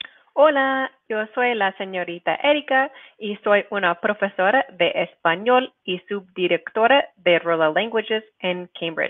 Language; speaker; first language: Spanish; non-native, fluent; English